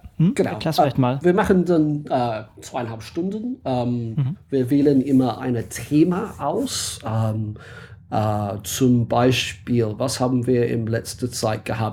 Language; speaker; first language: German; non-native, fluent; English